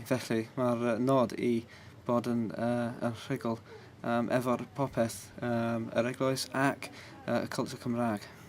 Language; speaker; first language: Welsh; non-native, learner; English